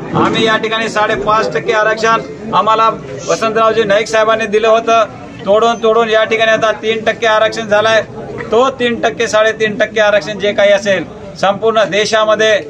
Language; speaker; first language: Marathi; non-native, local second language; Lambadi